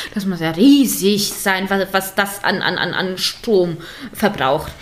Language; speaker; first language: German; native; German